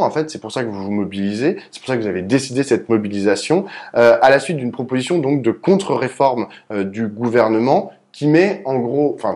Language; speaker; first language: French; native; French